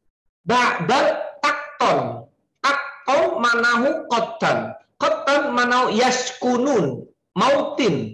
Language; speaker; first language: Arabic; non-native, fluent; Indonesian